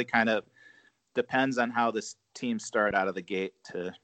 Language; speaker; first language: English; native; English